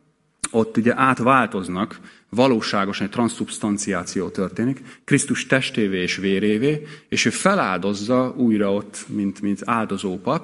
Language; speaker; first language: Hungarian; native; Hungarian